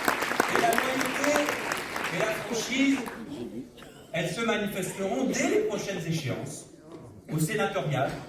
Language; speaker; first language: French; native; French